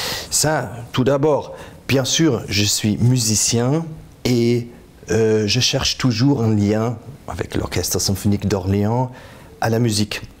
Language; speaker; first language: French; non-native, fluent; German